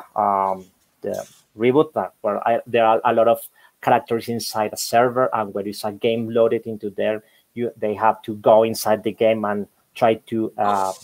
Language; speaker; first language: English; non-native, fluent; Spanish